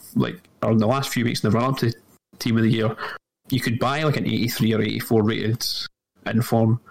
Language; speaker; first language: English; native; English